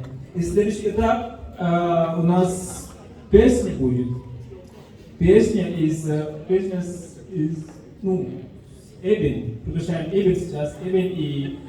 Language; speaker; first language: Russian; non-native, fluent; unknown